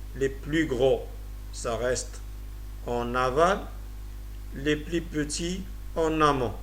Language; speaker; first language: French; non-native, local second language; Arabic